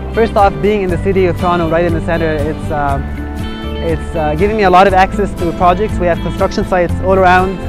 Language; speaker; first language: English; non-native, fluent; Arabic